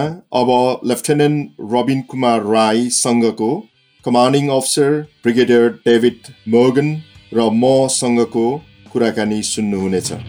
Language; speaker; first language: Nepali; native; Nepali